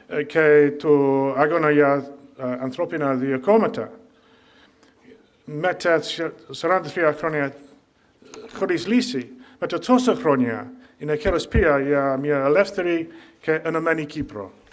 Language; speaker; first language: Greek; non-native, fluent; English